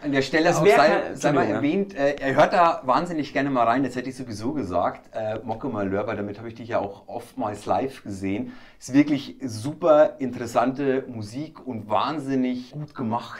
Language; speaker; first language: German; native; German